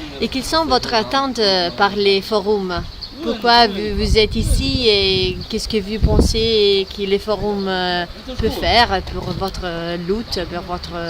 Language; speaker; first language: French; non-native, learner; Italian